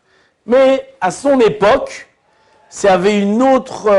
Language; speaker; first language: French; native; French